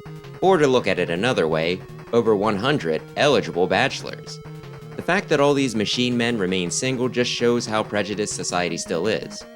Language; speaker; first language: English; native; English